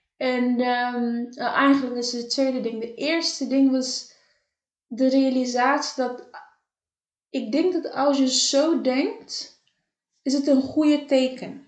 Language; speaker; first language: Dutch; non-native, fluent; Kabuverdianu